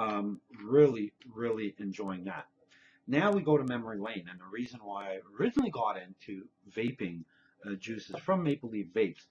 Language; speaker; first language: English; native; English